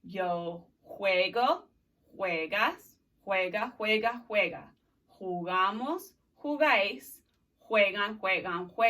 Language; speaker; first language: Spanish; non-native, fluent; English